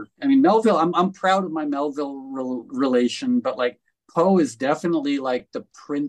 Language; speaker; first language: English; native; English